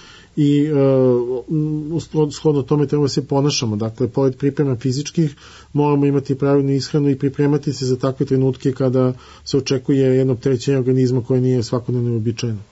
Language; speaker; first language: Serbian; native; Serbian